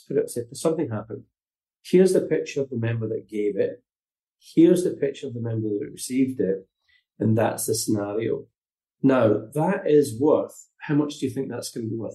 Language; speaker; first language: English; native; English